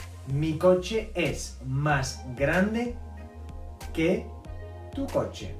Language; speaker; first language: Spanish; non-native, fluent; English